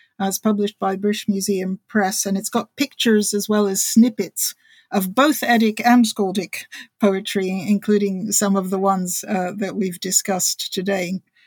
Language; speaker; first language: English; native; English